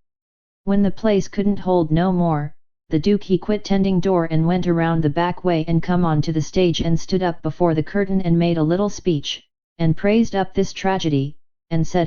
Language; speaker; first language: English; native; English